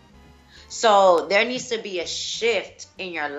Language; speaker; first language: English; early bilingual, other home language; Spanish